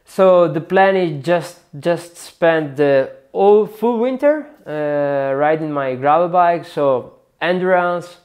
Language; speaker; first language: English; non-native, learner; Italian